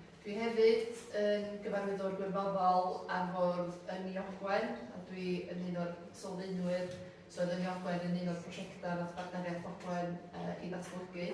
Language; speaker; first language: Welsh; native; Welsh